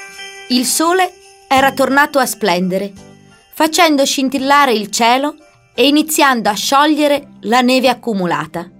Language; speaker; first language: Italian; native; Italian